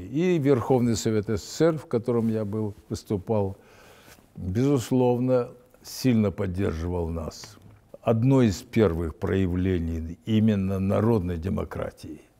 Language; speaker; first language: Russian; native; Russian